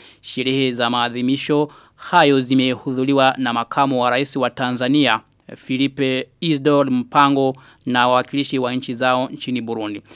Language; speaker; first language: Swahili; non-native, local second language; Rundi